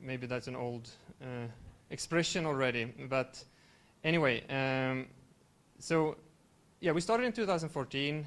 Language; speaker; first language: English; non-native, fluent; Swedish